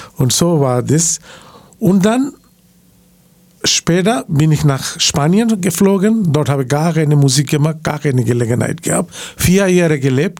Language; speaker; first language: German; non-native, learner; Bangla